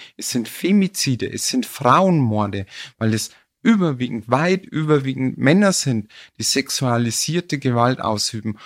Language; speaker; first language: German; native; German